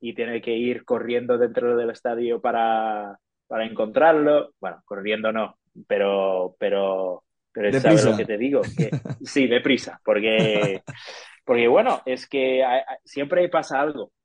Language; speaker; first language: Spanish; non-native, fluent; English